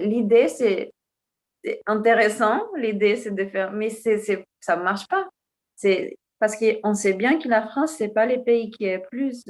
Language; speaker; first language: French; non-native, fluent; Portuguese